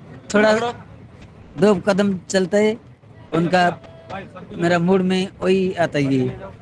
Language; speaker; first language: Hindi; non-native, local second language; Odia